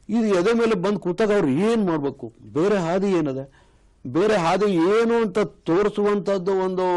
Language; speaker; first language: Kannada; native; Kannada